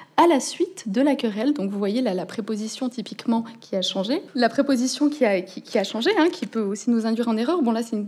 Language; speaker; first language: French; native; French